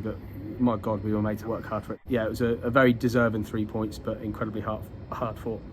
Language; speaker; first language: English; native; English